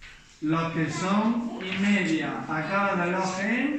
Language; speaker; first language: Spanish; native; Spanish